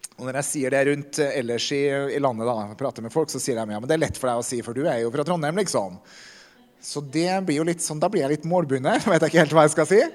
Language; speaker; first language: Norwegian; native; Norwegian